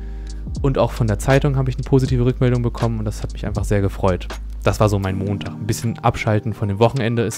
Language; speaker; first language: German; native; German